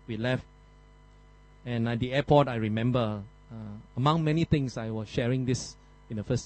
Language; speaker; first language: English; non-native, local second language; Min Nan Chinese